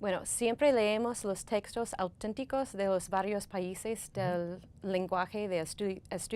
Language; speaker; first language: Spanish; non-native, fluent; English